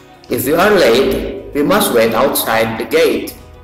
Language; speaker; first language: English; non-native, fluent; Indonesian